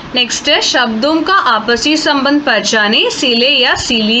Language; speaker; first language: Hindi; non-native, local second language; Malayalam